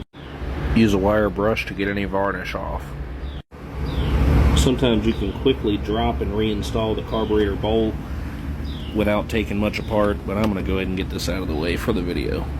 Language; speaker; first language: English; native; English